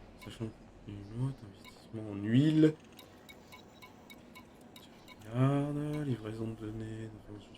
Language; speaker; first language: French; native; French